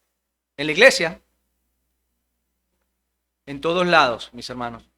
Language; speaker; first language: Spanish; native; Spanish